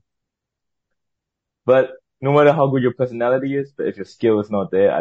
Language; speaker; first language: English; non-native, fluent; Burmese